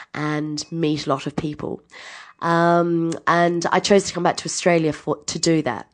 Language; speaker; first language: English; native; English